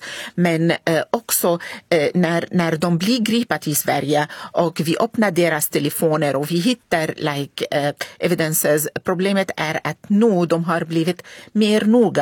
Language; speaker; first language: Swedish; non-native, fluent; Arabic